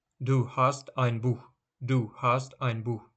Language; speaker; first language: German; non-native, fluent; Ukrainian